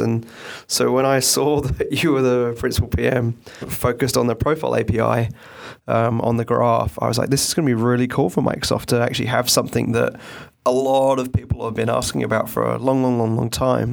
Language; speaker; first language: English; native; English